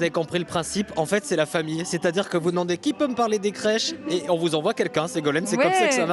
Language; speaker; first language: French; native; French